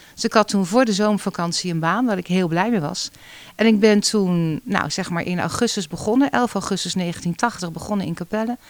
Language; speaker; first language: Dutch; native; Dutch